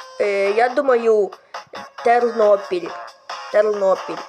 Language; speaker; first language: Ukrainian; non-native, local second language; Russian